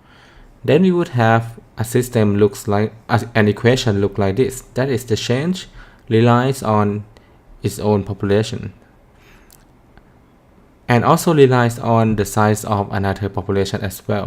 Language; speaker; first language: English; non-native, fluent; Thai